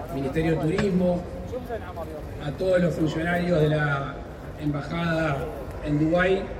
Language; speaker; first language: Spanish; native; Spanish